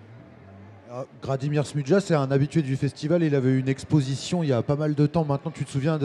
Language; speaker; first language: French; native; French